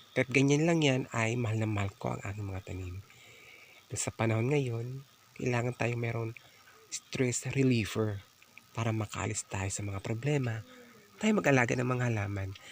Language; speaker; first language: Filipino; native; Filipino